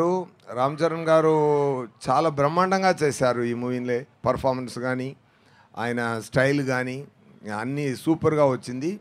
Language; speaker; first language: Telugu; non-native, learner; Tamil